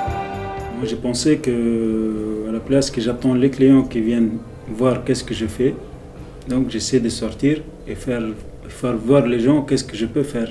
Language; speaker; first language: French; non-native, local second language; Arabic